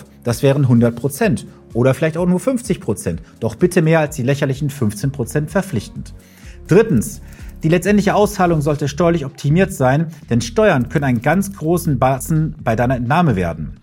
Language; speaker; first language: German; native; German